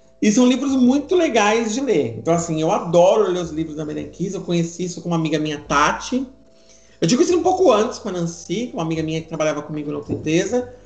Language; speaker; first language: Portuguese; native; Portuguese